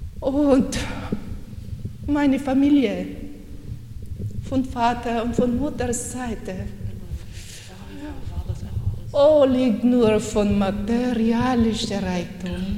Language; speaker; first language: German; non-native, learner; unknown